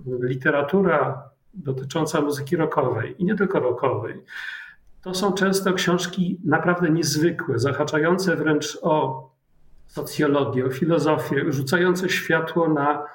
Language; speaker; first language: Polish; native; Polish